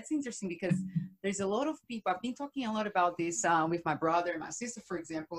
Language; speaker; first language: English; non-native, fluent; Portuguese